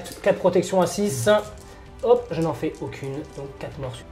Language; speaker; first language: French; native; French